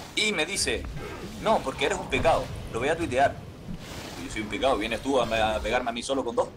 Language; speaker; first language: Spanish; native; Spanish